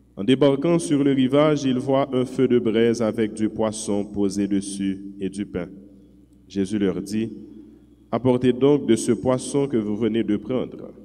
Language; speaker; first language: French; non-native, local second language; Haitian Creole